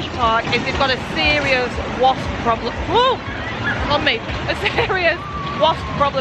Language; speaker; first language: English; native; English